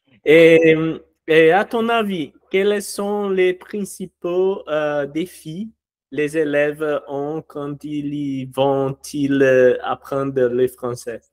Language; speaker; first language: French; non-native, learner; Portuguese